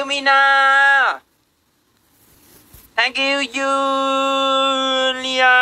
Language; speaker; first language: English; non-native, learner; Vietnamese